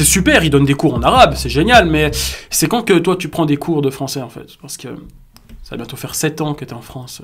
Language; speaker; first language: French; native; French